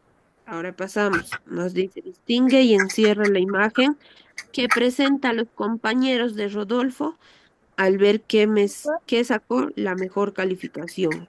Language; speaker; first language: Spanish; native; Spanish